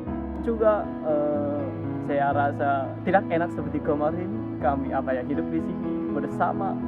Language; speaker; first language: Indonesian; non-native, learner; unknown